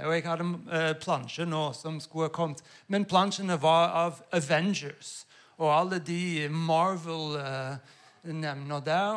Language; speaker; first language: Norwegian; non-native, fluent; English